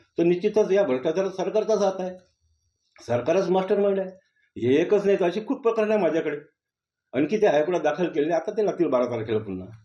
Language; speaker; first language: Marathi; native; Marathi